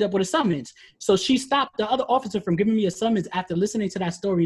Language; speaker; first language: English; native; English